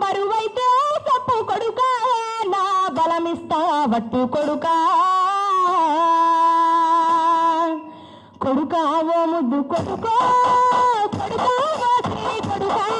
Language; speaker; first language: Telugu; native; Telugu